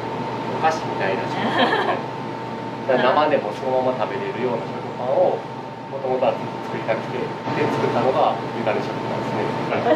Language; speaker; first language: Japanese; native; Japanese